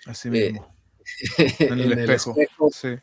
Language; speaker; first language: Spanish; native; Spanish